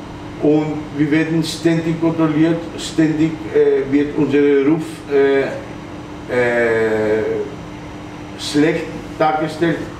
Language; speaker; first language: German; non-native, fluent; Greek